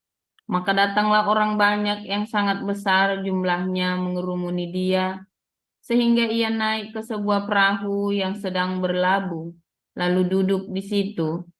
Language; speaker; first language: Indonesian; native; Indonesian